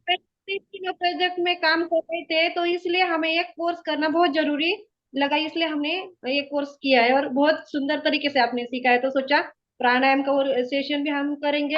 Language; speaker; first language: Hindi; non-native, local second language; Telugu